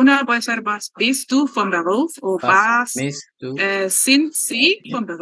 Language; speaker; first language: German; non-native, learner; Spanish